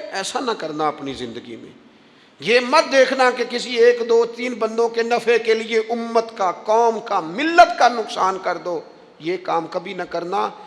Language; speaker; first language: Urdu; non-native, local second language; Punjabi